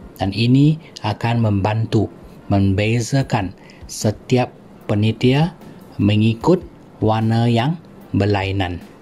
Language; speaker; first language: Malay; non-native, local second language; Chinese